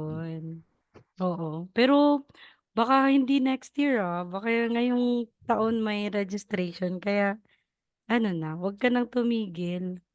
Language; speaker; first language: Filipino; non-native, local second language; Cebuano